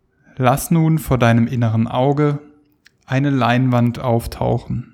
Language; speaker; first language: German; native; German